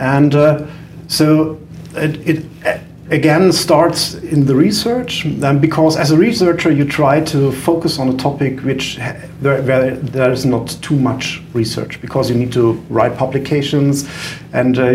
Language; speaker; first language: English; non-native, fluent; German